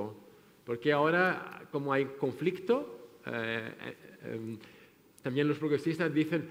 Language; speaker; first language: Spanish; non-native, fluent; French